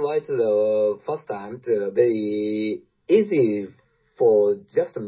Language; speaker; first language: English; non-native, learner; Japanese